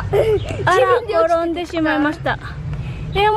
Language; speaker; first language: Japanese; non-native, fluent; Filipino